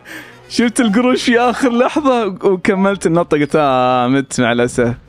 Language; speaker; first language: Arabic; native; Arabic